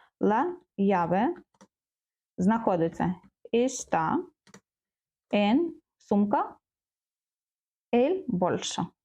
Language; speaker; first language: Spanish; non-native, learner; Ukrainian